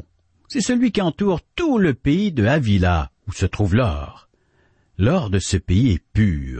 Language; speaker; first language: French; native; French